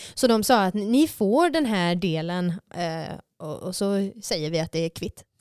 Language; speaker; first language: Swedish; native; Swedish